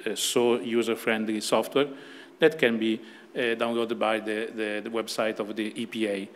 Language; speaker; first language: English; non-native, fluent; Italian